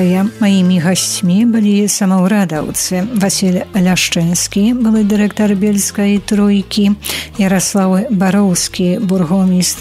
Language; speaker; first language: Polish; non-native, local second language; Belarusian